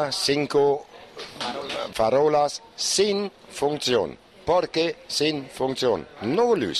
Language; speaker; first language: Spanish; non-native, learner; German